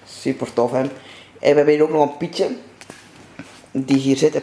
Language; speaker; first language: Dutch; native; Dutch